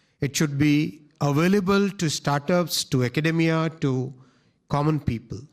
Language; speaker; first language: English; non-native, local second language; Hindi